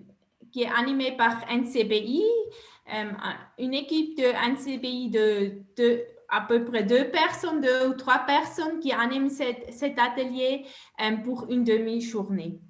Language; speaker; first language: French; non-native, local second language; German